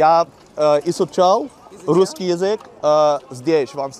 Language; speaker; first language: Russian; non-native, learner; Dutch